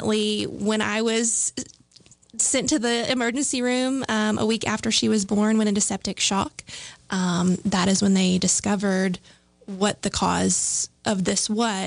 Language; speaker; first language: English; native; English